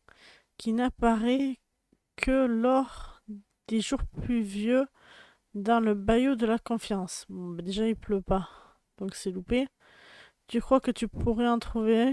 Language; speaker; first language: French; native; French